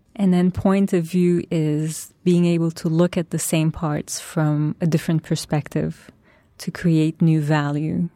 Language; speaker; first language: English; non-native, fluent; Turkish